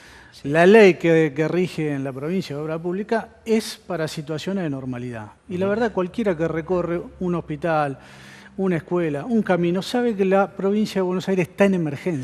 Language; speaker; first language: Spanish; native; Spanish